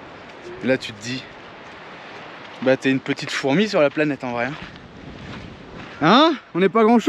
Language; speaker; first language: French; native; French